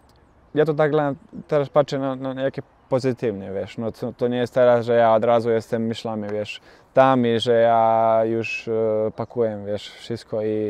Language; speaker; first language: Polish; non-native, learner; Bosnian